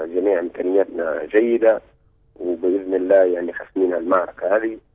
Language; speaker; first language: Arabic; native; Arabic